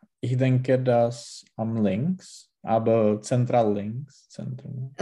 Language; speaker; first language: German; non-native, learner; Czech